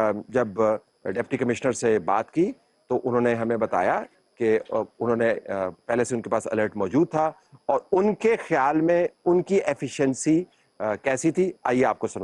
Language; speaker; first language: Urdu; native; Urdu